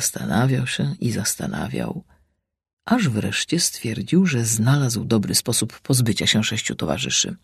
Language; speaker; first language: Polish; native; Polish